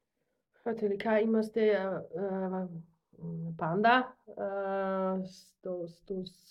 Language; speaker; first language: Greek; non-native, learner; German